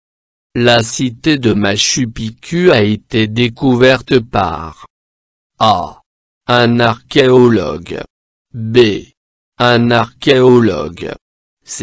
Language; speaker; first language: French; non-native, local second language; Arabic